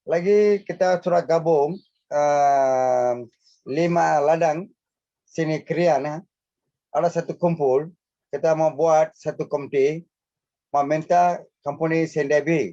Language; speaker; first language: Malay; non-native, local second language; Tamil